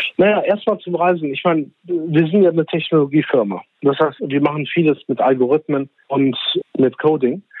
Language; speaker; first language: German; early bilingual, other home language; Turkish